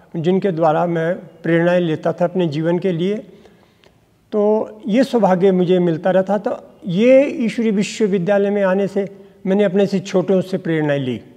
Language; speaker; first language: Hindi; native; Hindi